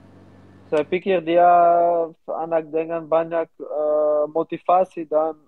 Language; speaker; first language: Indonesian; non-native, learner; Dutch